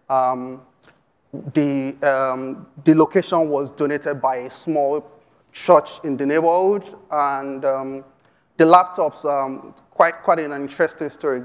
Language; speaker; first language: English; non-native, local second language; Yoruba